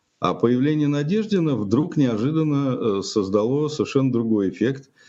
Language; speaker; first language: Russian; native; Russian